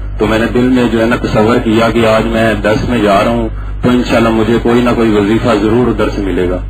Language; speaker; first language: Urdu; non-native, local second language; Punjabi